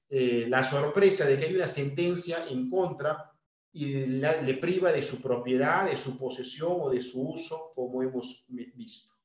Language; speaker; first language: Spanish; native; Spanish